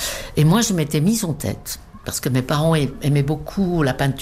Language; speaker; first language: French; non-native, fluent; Czech